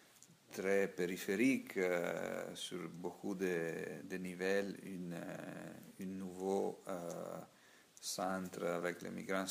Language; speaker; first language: French; non-native, learner; Italian